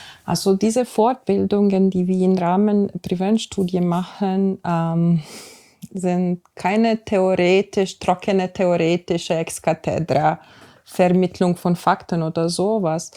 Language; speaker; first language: German; non-native, fluent; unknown